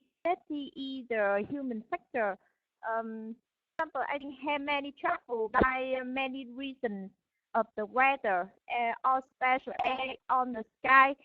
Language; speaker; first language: English; non-native, learner; Vietnamese